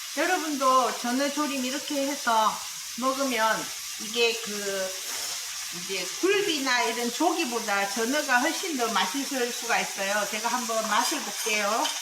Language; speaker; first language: Korean; native; Korean